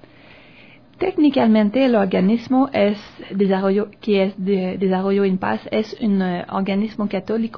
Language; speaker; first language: Spanish; non-native, learner; French